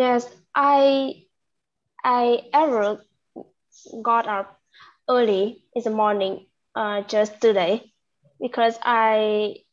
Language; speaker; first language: English; non-native, learner; Vietnamese